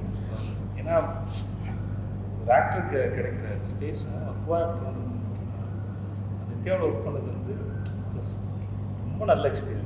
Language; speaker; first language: Tamil; native; Tamil